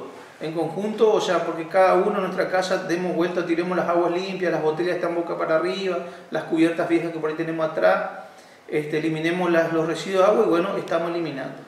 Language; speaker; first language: Spanish; native; Spanish